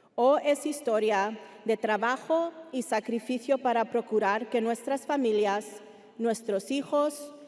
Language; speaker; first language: Spanish; early bilingual, heritage; Spanish